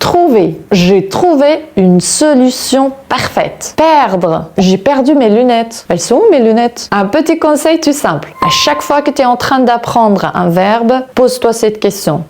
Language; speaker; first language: French; non-native, fluent; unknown